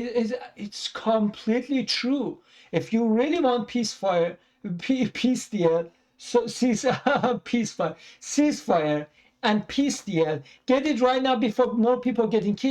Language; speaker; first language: English; non-native, fluent; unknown